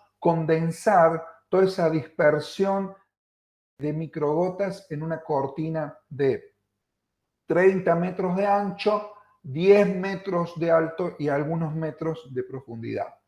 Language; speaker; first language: Spanish; native; Spanish